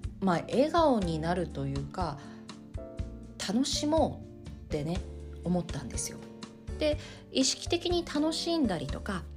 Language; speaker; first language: Japanese; native; Japanese